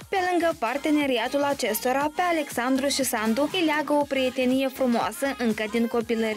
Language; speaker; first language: Romanian; native; Romanian